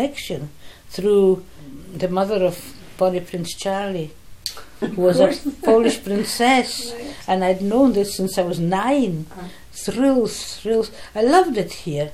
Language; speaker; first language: English; non-native, fluent; Polish